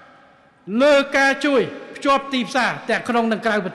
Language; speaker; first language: Khmer; native; Khmer